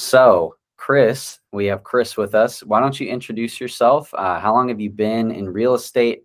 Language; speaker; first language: English; native; English